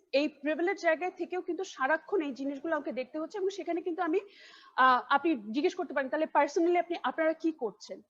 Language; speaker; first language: Bangla; native; Bangla